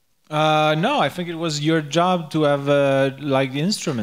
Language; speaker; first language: English; non-native, learner; French